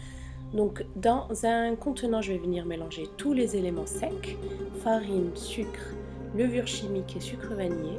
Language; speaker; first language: French; native; French